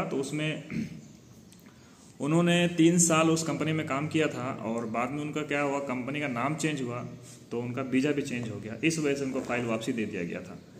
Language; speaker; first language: Hindi; native; Hindi